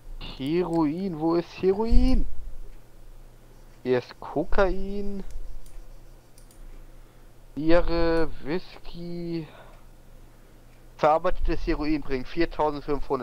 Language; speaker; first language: German; native; German